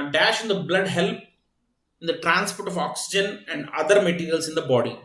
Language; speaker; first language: English; non-native, local second language; Telugu